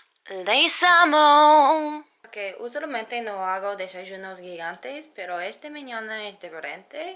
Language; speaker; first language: Spanish; non-native, learner; English